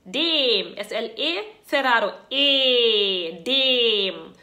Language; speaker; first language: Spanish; non-native, fluent; German